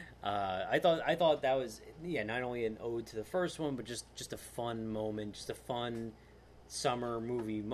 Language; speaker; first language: English; native; English